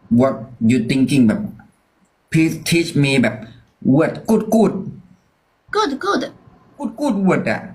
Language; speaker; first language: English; non-native, learner; Thai